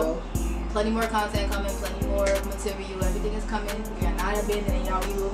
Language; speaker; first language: English; native; English